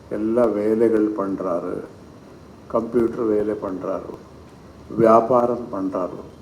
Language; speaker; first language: Tamil; non-native, fluent; Kannada